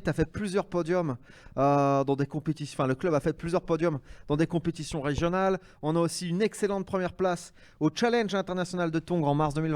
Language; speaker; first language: French; native; French